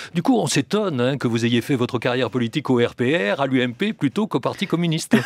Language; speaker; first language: French; native; French